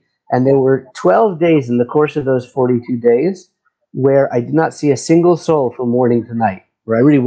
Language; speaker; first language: English; native; English